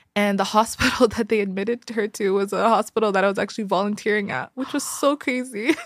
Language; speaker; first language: English; early bilingual, other home language; Tigrinya